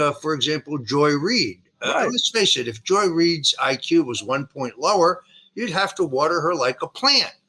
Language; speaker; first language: English; native; English